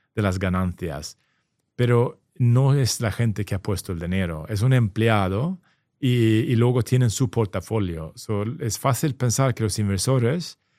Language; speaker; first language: Spanish; non-native, fluent; Swedish